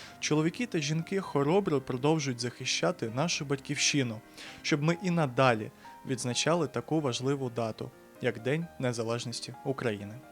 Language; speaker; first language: Ukrainian; native; Ukrainian